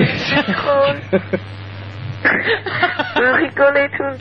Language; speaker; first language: French; non-native, learner; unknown